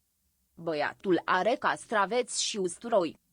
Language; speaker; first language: Romanian; non-native, learner; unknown